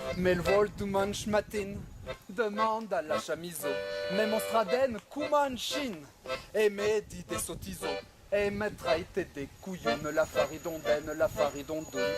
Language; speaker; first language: French; native; French